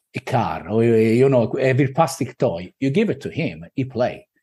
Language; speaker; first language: English; non-native, fluent; Italian